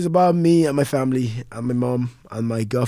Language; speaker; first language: English; early bilingual, other home language; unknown